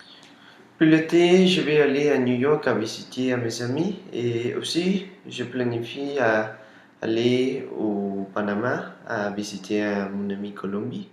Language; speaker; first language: French; non-native, learner; Spanish